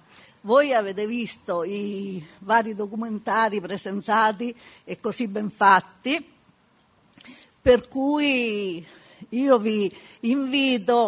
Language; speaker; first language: Italian; native; Italian